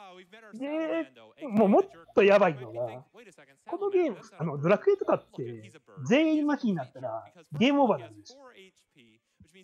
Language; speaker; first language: Japanese; native; Japanese